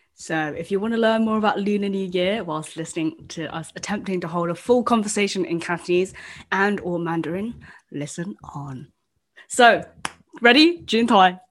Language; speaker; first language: English; early bilingual, other home language; Cantonese